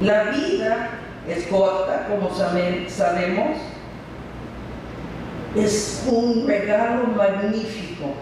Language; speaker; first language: Spanish; non-native, fluent; English